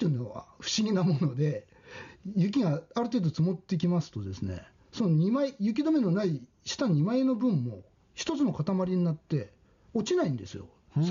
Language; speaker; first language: Japanese; native; Japanese